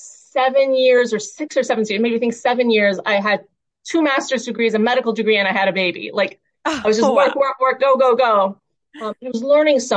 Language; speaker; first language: English; early bilingual, other home language; Persian